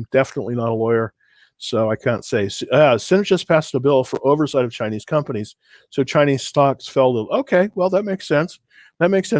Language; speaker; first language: English; native; English